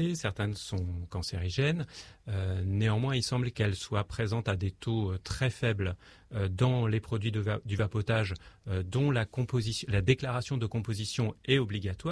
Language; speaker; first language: French; native; French